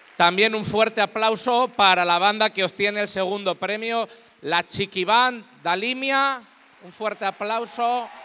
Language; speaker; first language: Spanish; native; Spanish